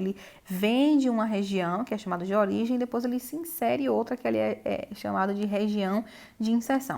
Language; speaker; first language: Portuguese; native; Portuguese